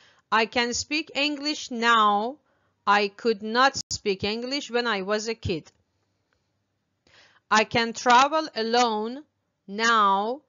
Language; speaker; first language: English; non-native, fluent; Persian